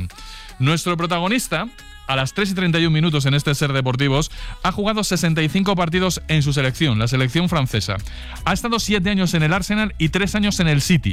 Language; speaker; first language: Spanish; native; Spanish